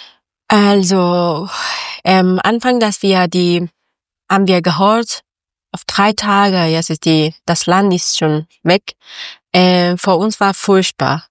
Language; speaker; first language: German; non-native, learner; Persian